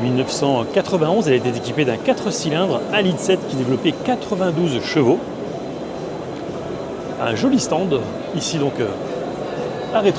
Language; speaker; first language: French; native; French